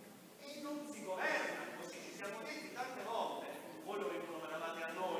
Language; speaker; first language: Italian; native; Italian